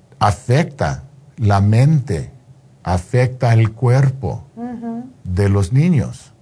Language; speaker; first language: Spanish; non-native, fluent; English